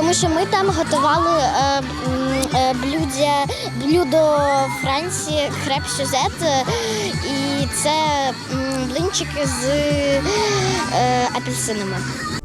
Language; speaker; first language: Ukrainian; non-native, local second language; Russian